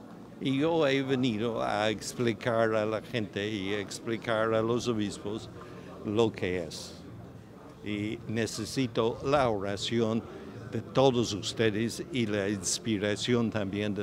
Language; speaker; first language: Spanish; non-native, fluent; English